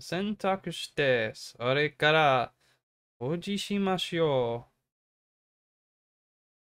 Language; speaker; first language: Japanese; non-native, learner; English